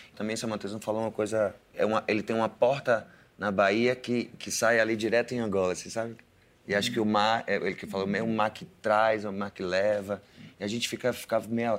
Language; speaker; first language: Portuguese; native; Portuguese